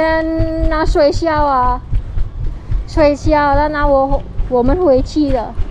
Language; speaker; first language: Chinese; non-native, fluent; Javanese